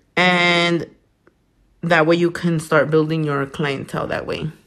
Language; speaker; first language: English; early bilingual, other home language; Spanish